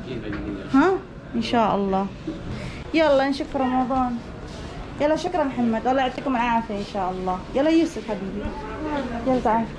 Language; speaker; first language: Arabic; non-native, learner; Indonesian